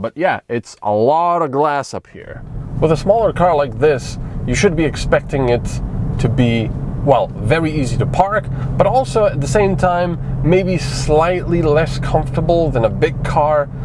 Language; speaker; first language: English; non-native, fluent; Slovenian